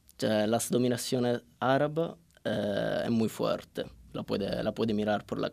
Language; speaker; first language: Spanish; non-native, learner; Italian